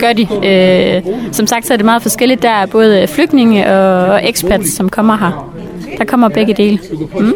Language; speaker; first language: Danish; native; Danish